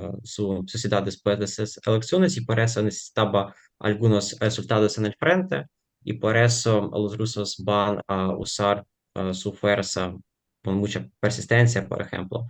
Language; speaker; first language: Spanish; non-native, fluent; Ukrainian